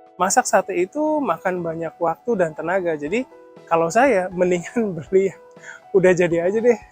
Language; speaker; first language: Indonesian; native; Indonesian